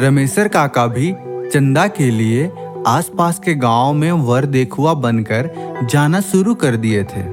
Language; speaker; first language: Hindi; native; Hindi